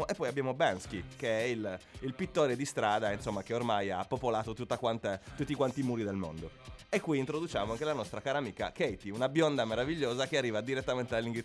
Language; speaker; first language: Italian; native; Italian